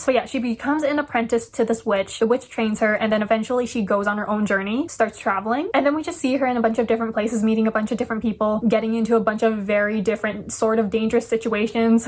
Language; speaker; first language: English; native; English